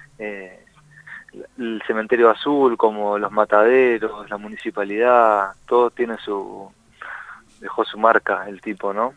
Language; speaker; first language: Spanish; native; Spanish